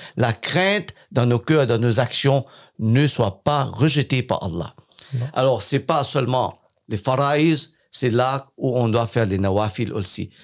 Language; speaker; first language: French; non-native, fluent; English